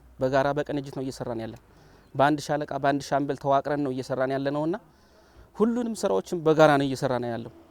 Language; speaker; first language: Amharic; native; Amharic